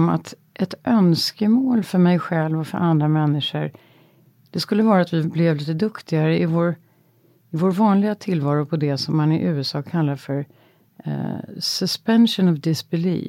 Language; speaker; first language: Swedish; native; Swedish